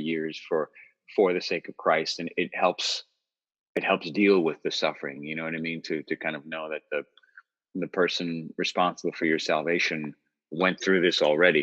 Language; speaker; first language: English; native; English